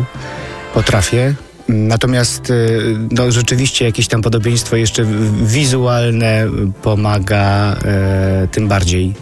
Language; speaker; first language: Polish; native; Polish